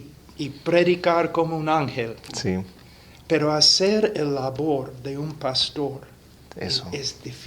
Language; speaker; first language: Spanish; non-native, fluent; English